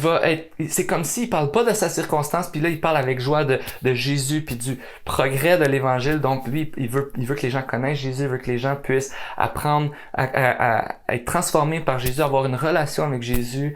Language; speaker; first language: French; native; French